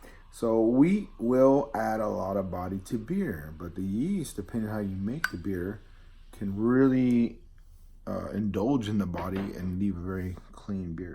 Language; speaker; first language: English; native; English